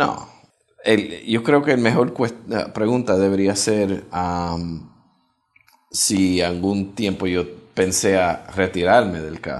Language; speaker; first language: Spanish; early bilingual, heritage; Spanish